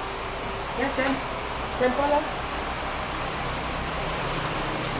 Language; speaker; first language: English; non-native, learner; Vietnamese